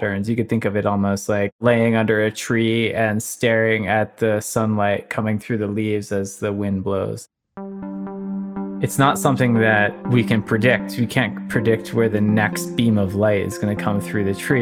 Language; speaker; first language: English; native; English